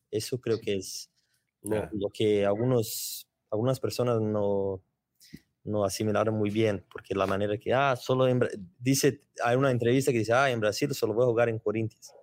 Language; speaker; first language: Spanish; non-native, learner; Portuguese